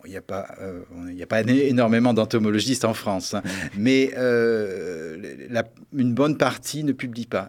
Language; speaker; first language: French; native; French